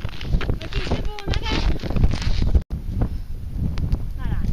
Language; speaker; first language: French; native; French